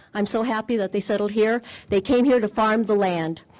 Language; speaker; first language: English; native; English